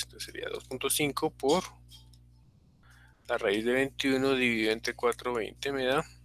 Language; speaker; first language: Spanish; native; Spanish